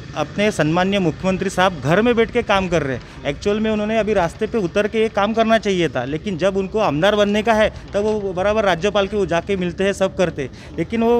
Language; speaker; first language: Hindi; non-native, local second language; Marathi